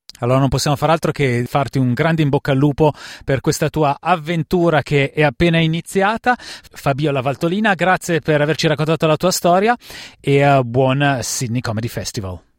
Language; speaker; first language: Italian; native; Italian